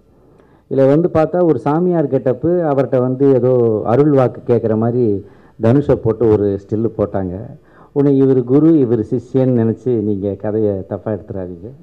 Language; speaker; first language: Tamil; native; Tamil